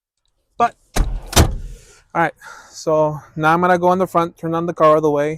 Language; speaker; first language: English; native; English